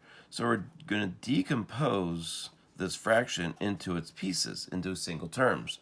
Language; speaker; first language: English; native; English